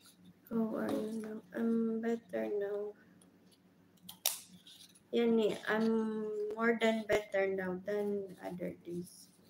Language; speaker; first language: English; non-native, learner; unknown